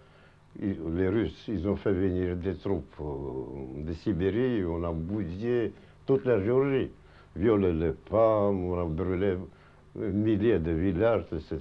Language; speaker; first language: French; non-native, fluent; Russian